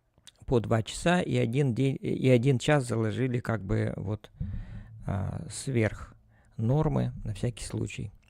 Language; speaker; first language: Russian; native; Russian